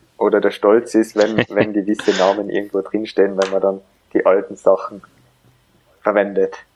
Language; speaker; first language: German; native; German